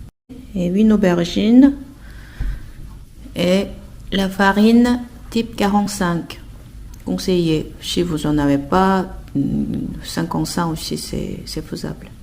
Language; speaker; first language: French; non-native, learner; Korean